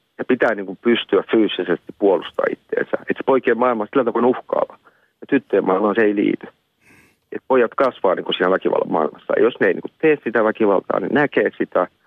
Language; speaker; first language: Finnish; native; Finnish